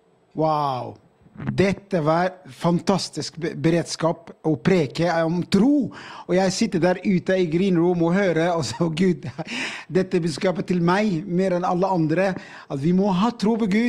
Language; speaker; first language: Norwegian; non-native, fluent; Arabic